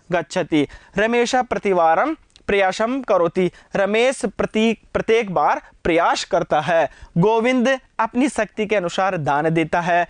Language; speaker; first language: Hindi; native; Hindi